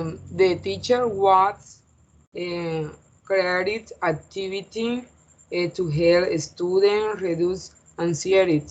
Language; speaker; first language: English; non-native, learner; Spanish